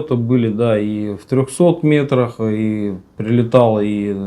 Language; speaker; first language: Russian; native; Russian